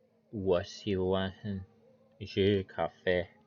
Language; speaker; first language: Chinese; non-native, learner; English